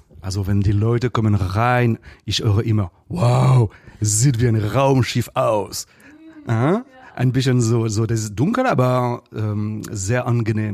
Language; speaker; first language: German; non-native, fluent; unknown